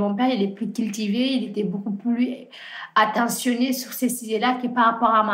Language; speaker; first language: French; non-native, fluent; Fula